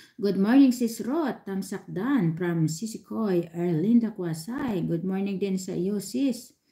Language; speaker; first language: Filipino; non-native, local second language; Hiligaynon